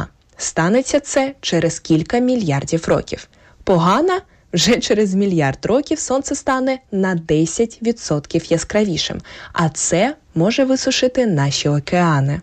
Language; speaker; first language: Ukrainian; native; Ukrainian